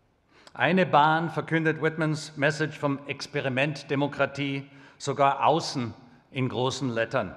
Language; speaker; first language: German; native; German